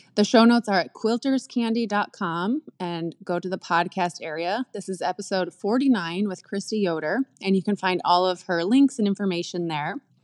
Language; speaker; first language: English; native; English